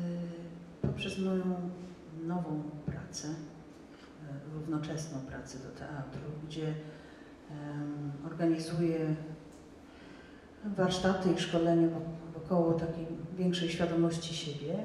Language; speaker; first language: Polish; non-native, fluent; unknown